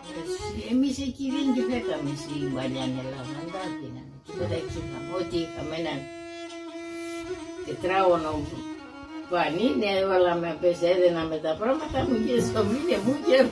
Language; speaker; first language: Greek; early bilingual, other home language; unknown